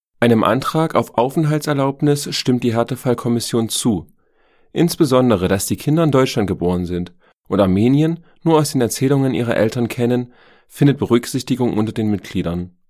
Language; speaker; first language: German; native; German